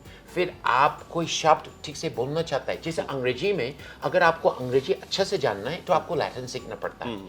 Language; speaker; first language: Hindi; non-native, fluent; English